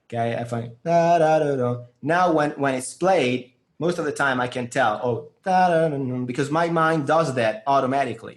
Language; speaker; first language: English; non-native, fluent; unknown